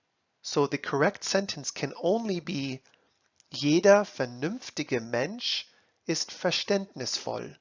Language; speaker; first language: German; non-native, fluent; English